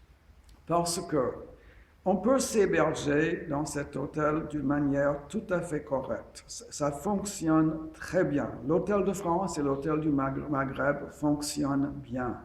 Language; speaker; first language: French; non-native, fluent; English